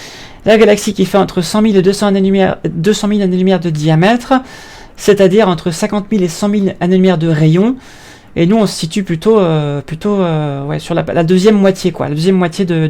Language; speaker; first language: French; native; French